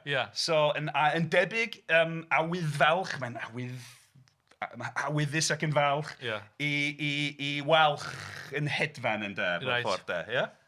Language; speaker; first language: Welsh; native; Welsh